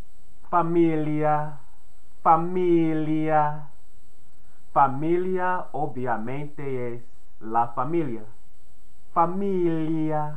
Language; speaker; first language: Spanish; non-native, learner; English